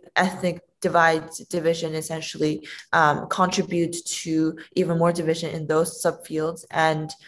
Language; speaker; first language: English; non-native, fluent; Chinese